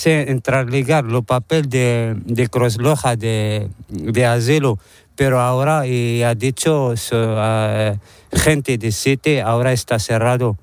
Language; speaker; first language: Spanish; non-native, learner; Arabic